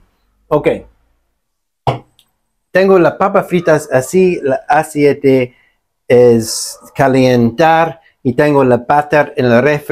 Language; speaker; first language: Spanish; non-native, learner; English